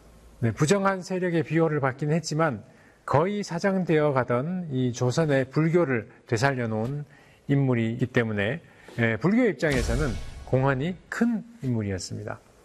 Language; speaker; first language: Korean; native; Korean